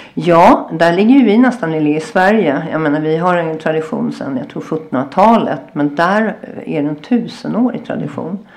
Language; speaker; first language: Swedish; native; Swedish